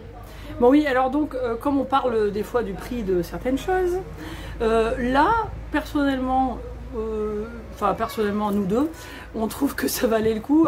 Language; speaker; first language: French; native; French